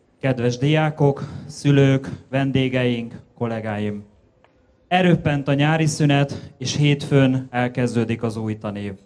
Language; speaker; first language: Hungarian; native; Hungarian